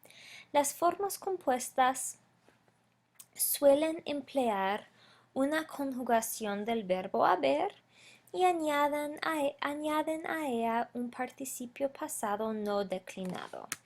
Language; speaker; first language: Spanish; non-native, fluent; English